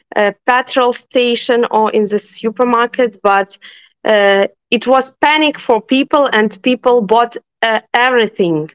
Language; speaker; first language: English; non-native, learner; Ukrainian